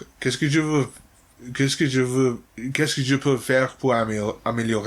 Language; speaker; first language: French; non-native, learner; English